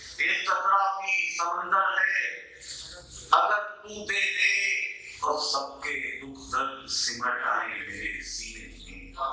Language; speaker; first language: Urdu; native; Urdu